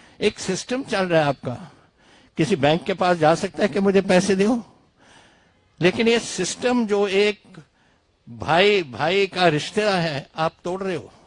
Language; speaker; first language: Hindi; non-native, local second language; Punjabi